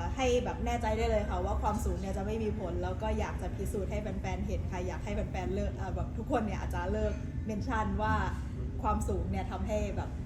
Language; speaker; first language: Thai; native; Thai